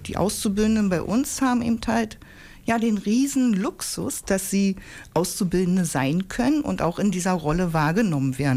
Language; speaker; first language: German; native; German